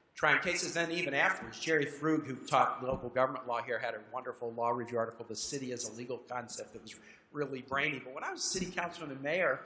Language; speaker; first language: English; native; English